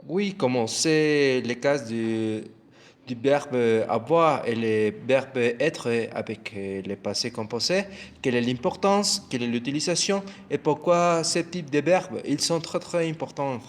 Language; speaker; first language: French; non-native, learner; Spanish